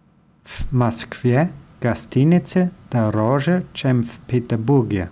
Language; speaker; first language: Russian; non-native, learner; German